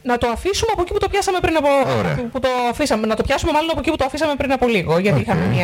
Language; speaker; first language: Greek; native; Greek